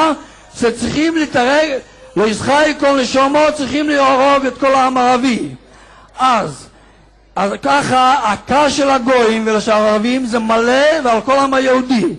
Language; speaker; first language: Hebrew; non-native, fluent; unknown